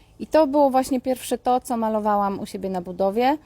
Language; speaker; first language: Polish; native; Polish